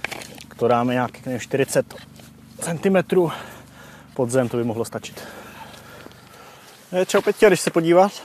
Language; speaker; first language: Czech; native; Czech